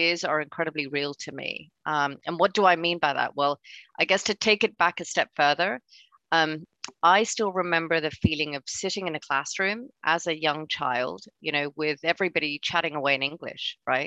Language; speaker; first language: English; non-native, local second language; Cantonese